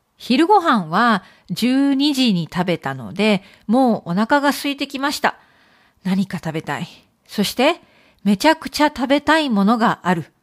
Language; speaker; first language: Japanese; native; Japanese